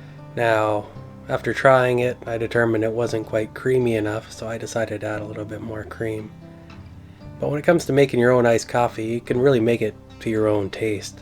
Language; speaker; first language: English; native; English